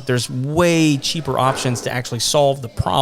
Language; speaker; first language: English; native; English